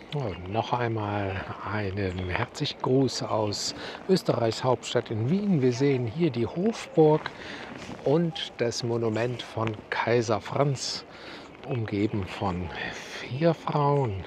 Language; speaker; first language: German; native; German